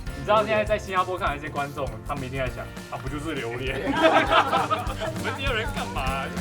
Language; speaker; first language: Chinese; native; Chinese